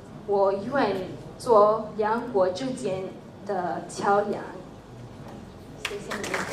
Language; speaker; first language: Chinese; non-native, learner; Georgian